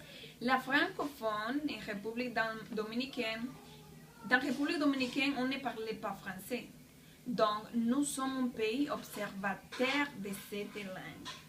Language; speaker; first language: French; non-native, learner; Spanish